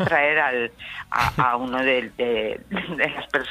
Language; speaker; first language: Spanish; native; Spanish